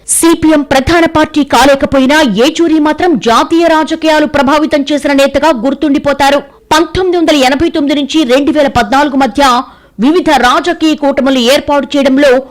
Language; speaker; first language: Telugu; native; Telugu